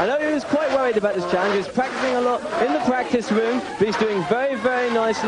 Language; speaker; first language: English; native; English